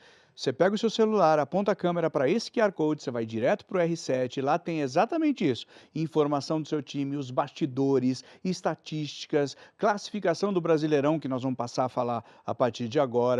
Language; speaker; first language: Portuguese; native; Portuguese